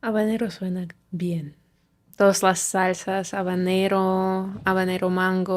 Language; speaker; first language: Spanish; non-native, fluent; Ukrainian